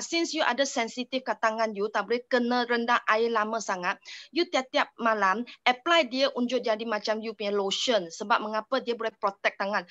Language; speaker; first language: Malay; non-native, local second language; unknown